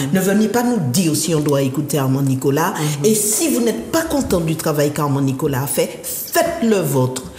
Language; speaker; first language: French; native; French